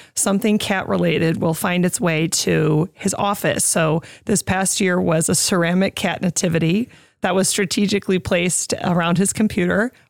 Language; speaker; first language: English; native; English